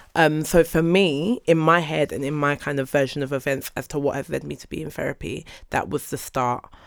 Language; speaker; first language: English; early bilingual, other home language; Yoruba